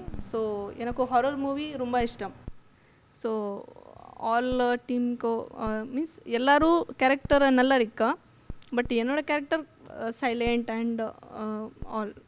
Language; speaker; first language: Tamil; non-native, learner; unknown